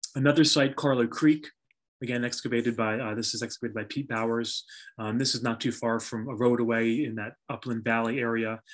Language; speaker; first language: English; native; English